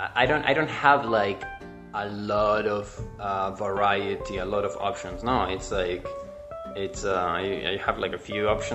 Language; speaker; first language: English; non-native, fluent; Spanish